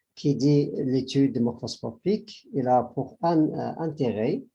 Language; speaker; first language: French; non-native, local second language; Arabic